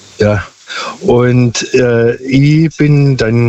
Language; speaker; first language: German; non-native, local second language; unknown